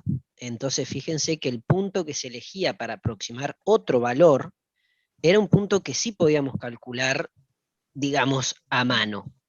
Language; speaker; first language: Spanish; native; Spanish